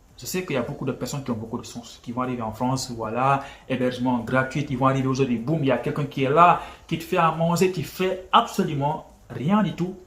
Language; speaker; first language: French; non-native, local second language; Wolof